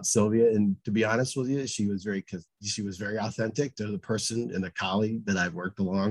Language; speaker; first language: English; native; English